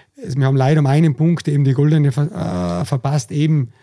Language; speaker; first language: German; native; German